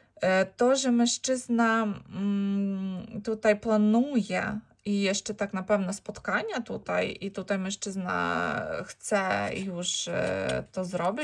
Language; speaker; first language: Polish; non-native, learner; Ukrainian